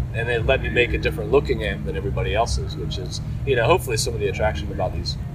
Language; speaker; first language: English; native; English